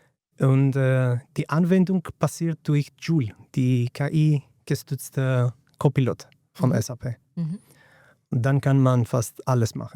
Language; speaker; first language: German; non-native, fluent; Greek